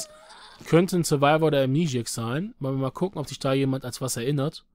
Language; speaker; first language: German; native; German